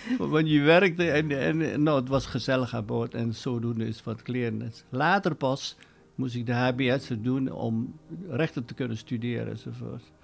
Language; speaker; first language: Dutch; native; Dutch